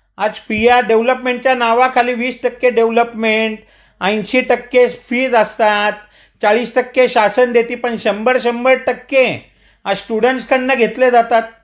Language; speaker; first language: Marathi; non-native, local second language; Marwari